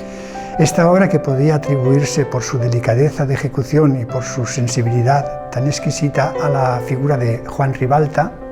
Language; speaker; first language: Spanish; native; Spanish